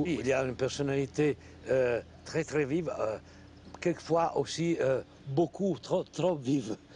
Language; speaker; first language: French; non-native, learner; Italian